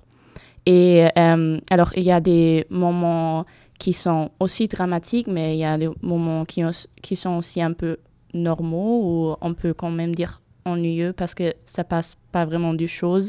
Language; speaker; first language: French; non-native, fluent; German